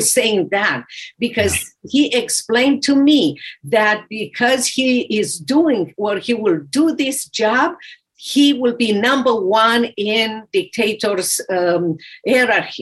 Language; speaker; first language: English; non-native, fluent; Romanian